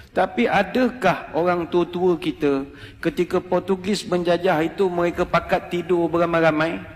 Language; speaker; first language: Malay; native; Malay